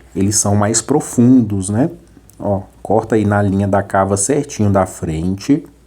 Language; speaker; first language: Portuguese; native; Portuguese